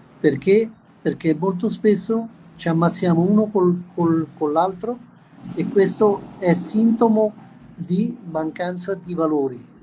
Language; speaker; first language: Italian; native; Italian